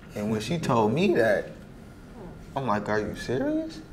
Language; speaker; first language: English; native; English